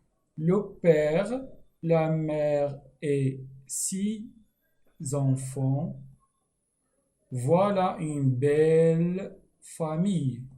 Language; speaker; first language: French; non-native, local second language; Arabic